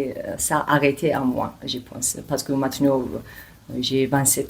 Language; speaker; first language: French; non-native, learner; Georgian